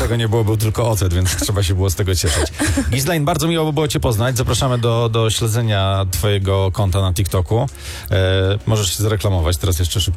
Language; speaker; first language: Polish; native; Polish